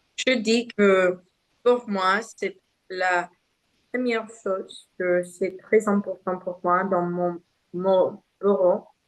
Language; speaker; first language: French; non-native, learner; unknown